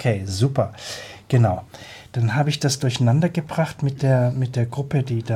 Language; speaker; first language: German; native; German